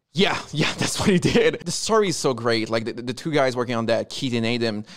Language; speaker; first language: English; non-native, fluent; French